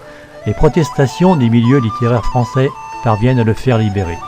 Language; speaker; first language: French; native; French